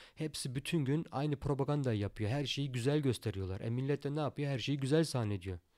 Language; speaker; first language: Turkish; early bilingual, heritage; Turkish